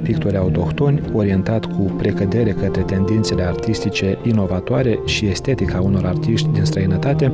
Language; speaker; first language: Romanian; native; Romanian